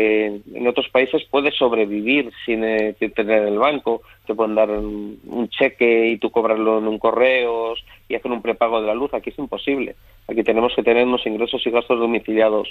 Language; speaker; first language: Spanish; native; Spanish